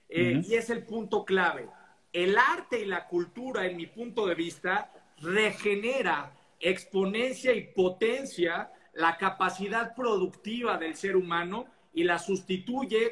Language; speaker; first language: Spanish; native; Spanish